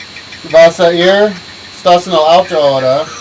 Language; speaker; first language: Spanish; non-native, learner; English